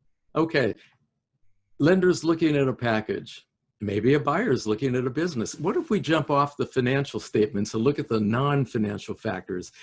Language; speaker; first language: English; native; English